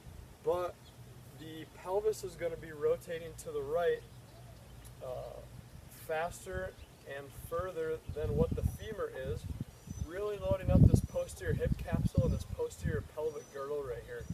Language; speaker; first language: English; native; English